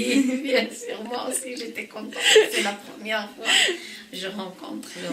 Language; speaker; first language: French; non-native, local second language; Arabic